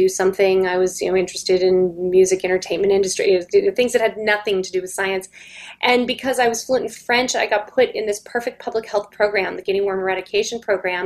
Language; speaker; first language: English; native; English